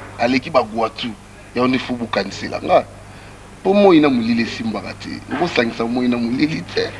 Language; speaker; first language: Lingala; native; Lingala